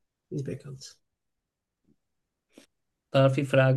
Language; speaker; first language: German; non-native, learner; Turkish